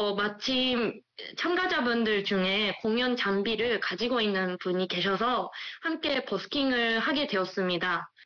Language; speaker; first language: Korean; non-native, fluent; Japanese